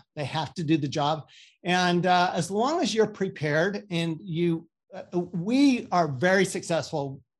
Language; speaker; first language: English; native; English